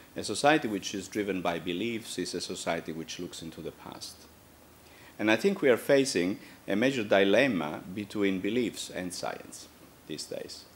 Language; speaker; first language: English; non-native, fluent; Italian